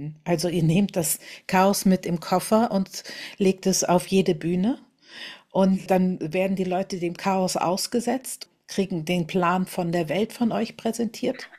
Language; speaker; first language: German; native; German